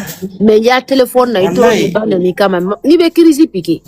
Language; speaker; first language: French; non-native, local second language; Mandingo